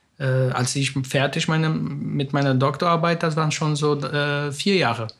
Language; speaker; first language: German; non-native, fluent; Spanish